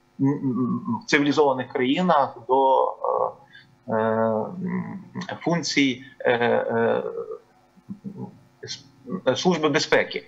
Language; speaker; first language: Ukrainian; native; Ukrainian